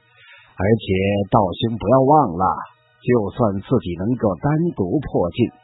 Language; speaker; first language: Chinese; native; Chinese